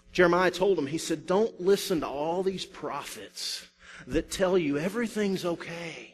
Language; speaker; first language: English; native; English